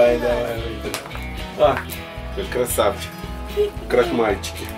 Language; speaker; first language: Russian; native; Russian